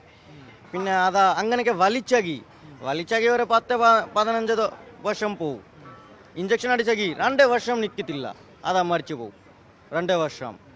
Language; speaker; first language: Malayalam; non-native, local second language; Assamese